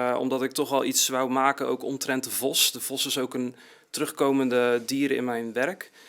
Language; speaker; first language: Dutch; native; Dutch